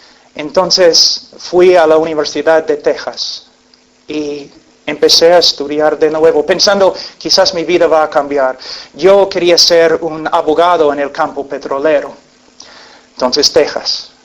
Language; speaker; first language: Spanish; non-native, fluent; English